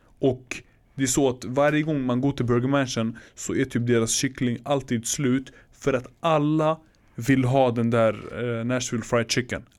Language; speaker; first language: Swedish; early bilingual, other home language; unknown